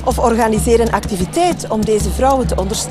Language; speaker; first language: Dutch; native; Dutch